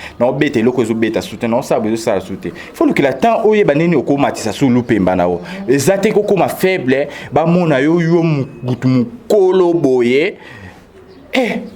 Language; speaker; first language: Lingala; native; Lingala